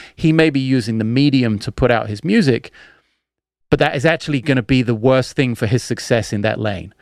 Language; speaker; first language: English; native; English